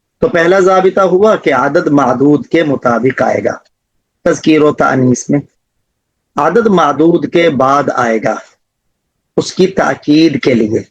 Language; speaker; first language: Urdu; non-native, local second language; Punjabi